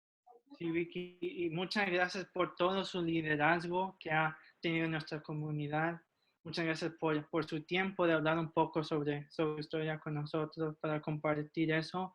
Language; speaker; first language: Spanish; early bilingual, heritage; Spanish